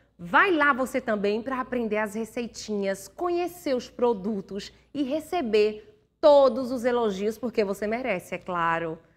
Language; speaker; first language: Portuguese; native; Portuguese